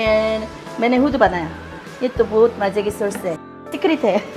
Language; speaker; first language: Hindi; non-native, learner; Korean